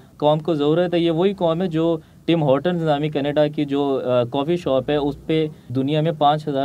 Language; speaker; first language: Urdu; non-native, local second language; Punjabi